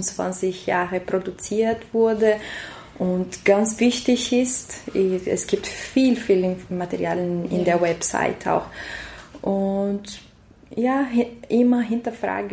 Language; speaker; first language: German; non-native, fluent; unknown